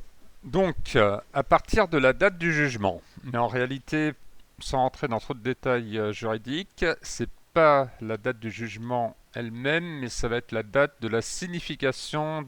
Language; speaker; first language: French; native; French